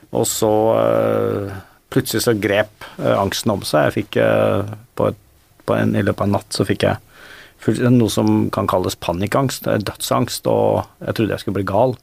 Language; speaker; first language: Norwegian; native; Norwegian